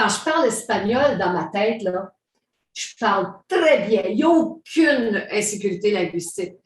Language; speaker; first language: French; native; French